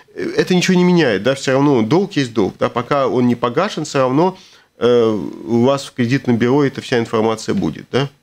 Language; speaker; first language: Russian; native; Russian